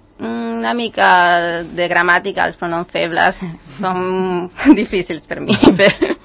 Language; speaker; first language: Catalan; non-native, learner; Spanish